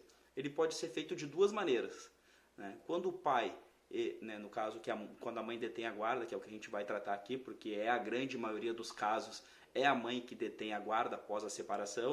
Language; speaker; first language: Portuguese; native; Portuguese